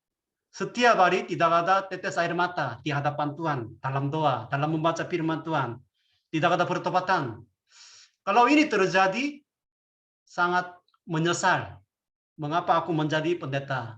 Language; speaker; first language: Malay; non-native, fluent; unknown